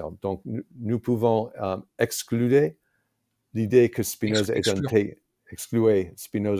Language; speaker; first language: French; non-native, fluent; English